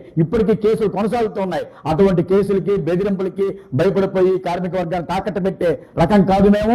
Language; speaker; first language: Telugu; native; Telugu